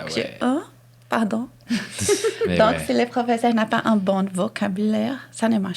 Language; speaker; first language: French; non-native, fluent; Portuguese